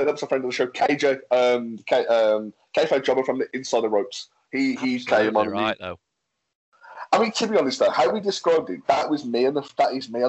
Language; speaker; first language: English; native; English